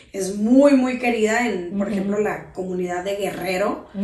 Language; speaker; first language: Spanish; native; Spanish